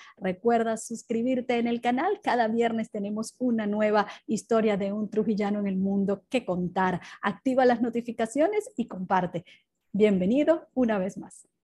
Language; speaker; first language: Spanish; native; Spanish